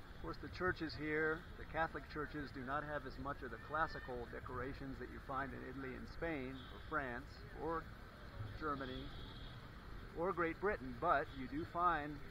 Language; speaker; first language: English; native; English